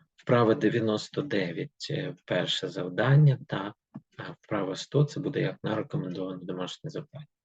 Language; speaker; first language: Ukrainian; native; Ukrainian